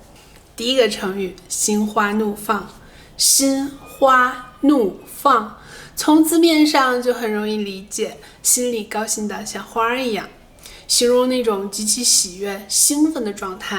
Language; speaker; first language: Chinese; native; Chinese